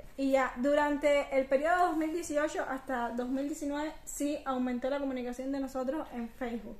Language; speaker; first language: Spanish; native; Spanish